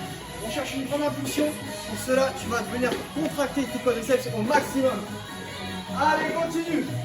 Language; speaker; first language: French; native; French